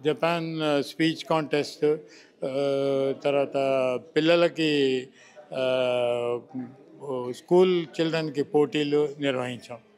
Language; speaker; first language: Telugu; native; Telugu